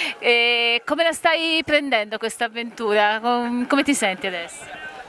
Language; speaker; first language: Italian; native; Italian